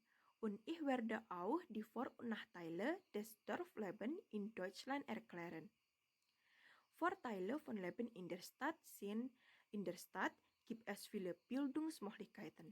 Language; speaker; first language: German; non-native, learner; Indonesian